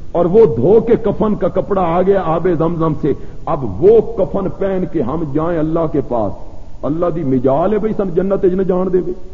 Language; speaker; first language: Urdu; non-native, local second language; Punjabi